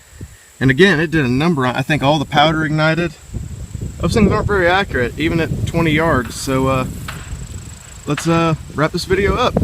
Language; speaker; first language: English; native; English